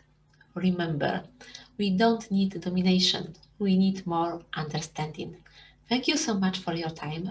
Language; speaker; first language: English; non-native, fluent; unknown